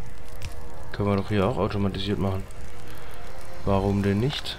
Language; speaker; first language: German; native; German